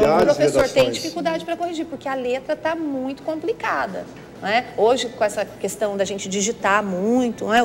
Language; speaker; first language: Portuguese; native; Portuguese